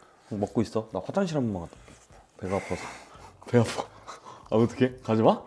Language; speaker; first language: Korean; native; Korean